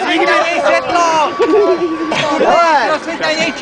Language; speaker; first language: Czech; native; Czech